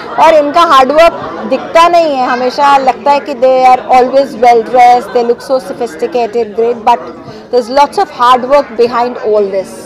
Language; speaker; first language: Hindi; native; Hindi